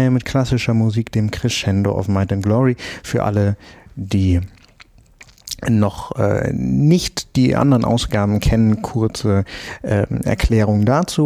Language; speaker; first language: German; native; German